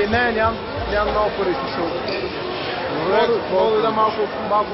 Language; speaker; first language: Bulgarian; native; Bulgarian